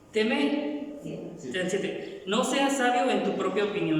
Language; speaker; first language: Spanish; native; Spanish